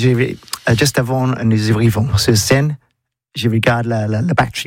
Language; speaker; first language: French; non-native, learner; English